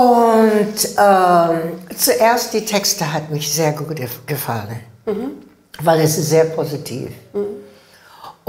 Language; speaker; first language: German; non-native, learner; English